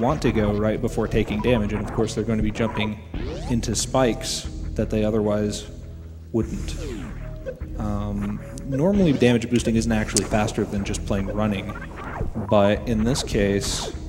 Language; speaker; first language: English; native; English